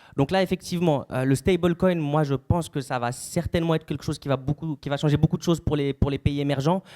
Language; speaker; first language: French; native; French